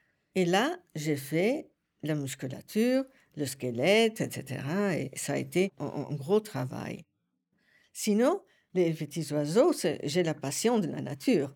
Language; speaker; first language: French; non-native, fluent; Italian